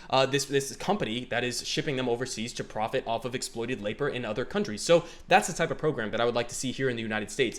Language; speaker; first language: English; native; English